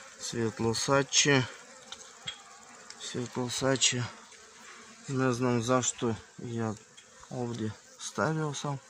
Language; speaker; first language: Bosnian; non-native, learner; Russian